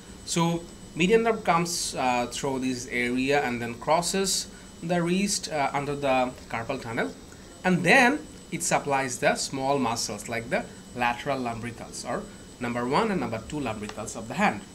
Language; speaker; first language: English; non-native, local second language; Bangla